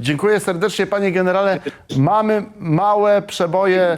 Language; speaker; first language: Polish; native; Polish